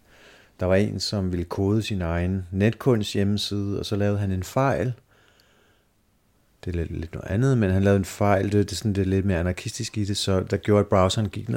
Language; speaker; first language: Danish; native; Danish